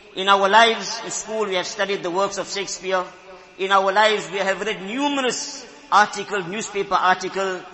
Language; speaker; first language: English; native; English